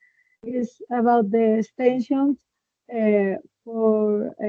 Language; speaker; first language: English; non-native, learner; Spanish